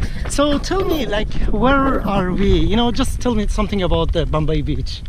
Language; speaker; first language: English; non-native, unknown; Persian